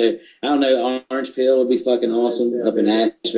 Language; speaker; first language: English; native; English